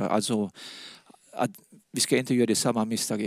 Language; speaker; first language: Swedish; non-native, fluent; Danish